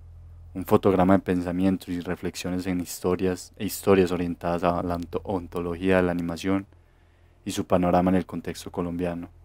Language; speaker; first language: Spanish; native; Spanish